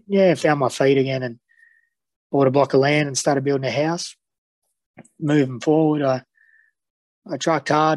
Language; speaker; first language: English; native; English